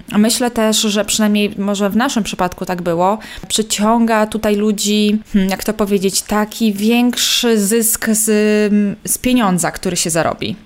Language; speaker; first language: Polish; native; Polish